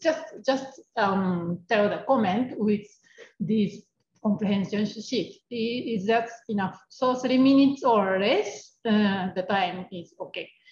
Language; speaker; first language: English; non-native, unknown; Japanese